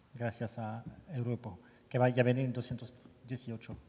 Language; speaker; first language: Spanish; non-native, learner; French